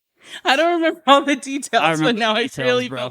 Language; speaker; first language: English; native; English